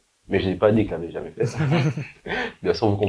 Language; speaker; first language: French; native; French